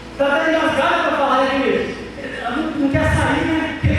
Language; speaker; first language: Portuguese; native; Portuguese